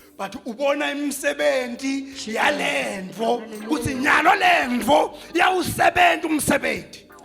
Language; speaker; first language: Zulu; non-native, local second language; Swati